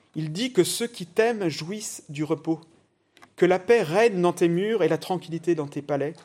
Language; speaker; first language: French; native; French